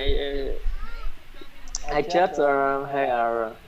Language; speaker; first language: English; non-native, learner; Vietnamese